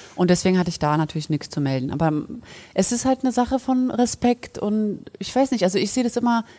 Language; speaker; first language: German; early bilingual, other home language; Polish